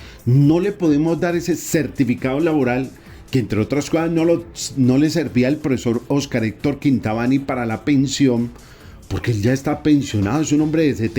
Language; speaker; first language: Spanish; native; Spanish